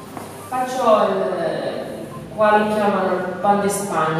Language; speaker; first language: Italian; non-native, learner; Spanish